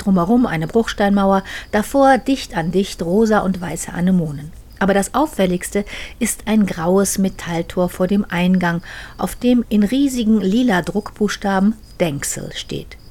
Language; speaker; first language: German; native; German